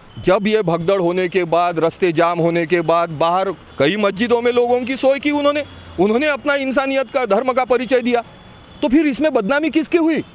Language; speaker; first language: Hindi; non-native, local second language; Marathi